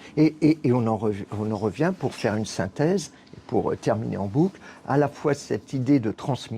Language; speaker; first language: French; native; French